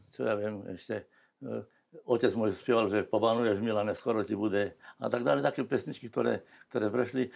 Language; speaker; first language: Slovak; non-native, local second language; Rusyn